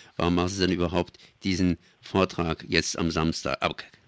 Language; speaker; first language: German; native; German